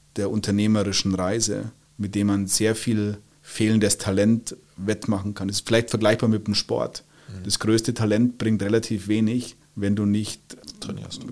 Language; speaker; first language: German; native; German